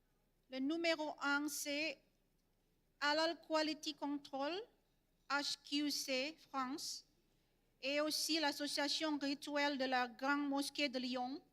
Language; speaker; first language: French; non-native, fluent; Indonesian